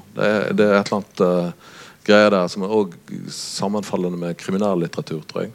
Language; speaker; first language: Norwegian; native; Norwegian